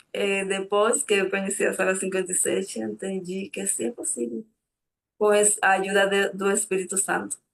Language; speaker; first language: Portuguese; non-native, fluent; Spanish